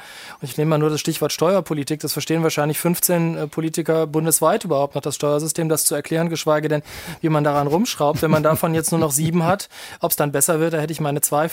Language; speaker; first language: German; native; German